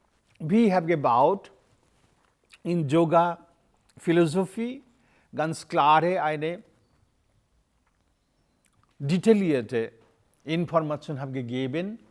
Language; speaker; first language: German; non-native, learner; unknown